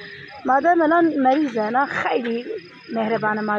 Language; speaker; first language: Persian; non-native, local second language; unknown